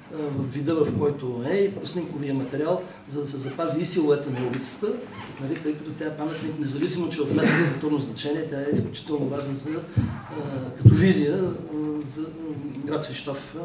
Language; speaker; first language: Bulgarian; native; Bulgarian